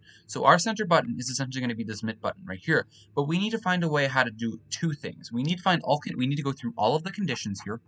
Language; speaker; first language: English; native; English